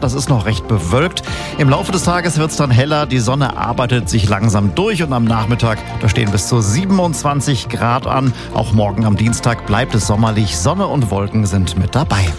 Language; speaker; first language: German; native; German